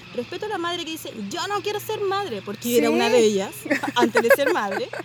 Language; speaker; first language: Spanish; native; Spanish